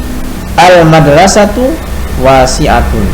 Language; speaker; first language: Arabic; non-native, fluent; Indonesian